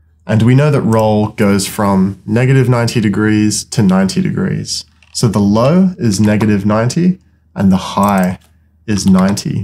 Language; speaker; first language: English; native; English